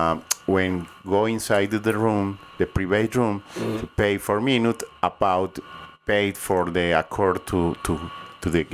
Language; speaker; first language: English; non-native, learner; Spanish